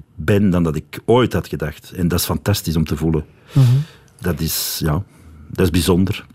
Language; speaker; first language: Dutch; native; Dutch